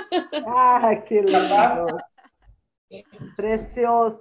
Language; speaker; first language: Spanish; non-native, learner; Portuguese